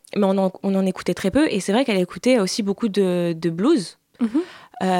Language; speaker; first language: French; native; French